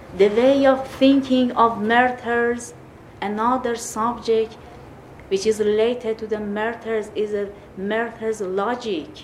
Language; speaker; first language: English; non-native, fluent; Persian